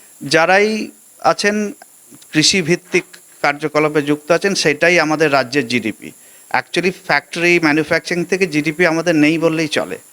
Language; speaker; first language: Bangla; native; Bangla